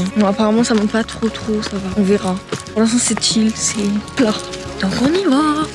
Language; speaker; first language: French; native; French